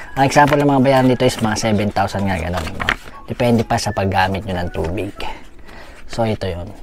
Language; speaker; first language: Filipino; native; Filipino